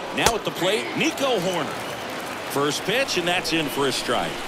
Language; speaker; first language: English; native; English